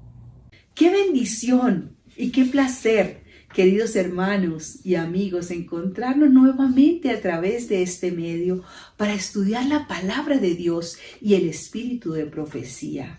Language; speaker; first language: Spanish; native; Spanish